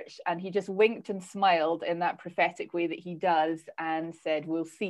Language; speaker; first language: English; native; English